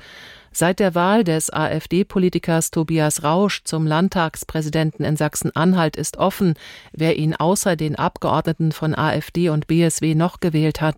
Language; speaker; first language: German; native; German